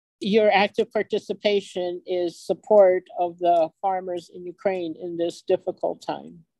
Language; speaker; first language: English; early bilingual, other home language; Ukrainian